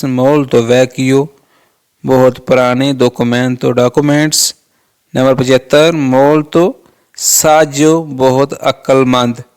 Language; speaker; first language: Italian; non-native, fluent; Urdu